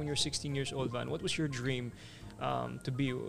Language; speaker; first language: English; non-native, local second language; Cebuano